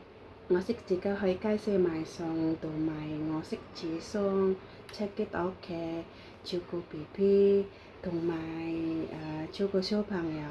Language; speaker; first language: Cantonese; non-native, learner; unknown